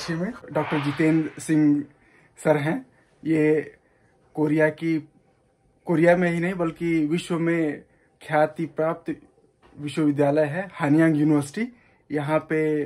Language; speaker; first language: Hindi; native; Hindi